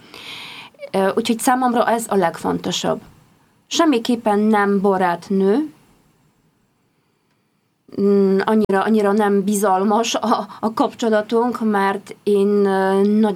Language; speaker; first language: Hungarian; non-native, fluent; Polish